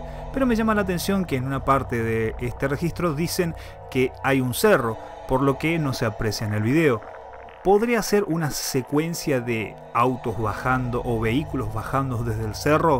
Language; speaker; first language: Spanish; native; Spanish